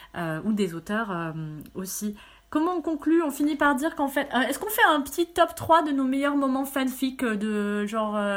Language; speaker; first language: French; early bilingual, other home language; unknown